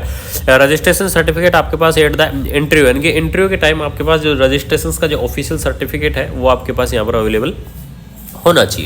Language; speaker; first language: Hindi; native; Hindi